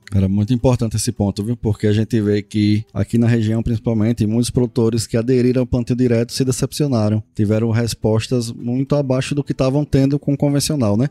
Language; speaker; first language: Portuguese; native; Portuguese